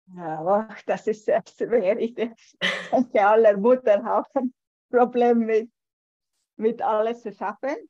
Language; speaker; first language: German; non-native, learner; Estonian